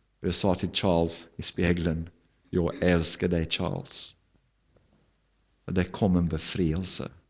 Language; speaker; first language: Swedish; non-native, fluent; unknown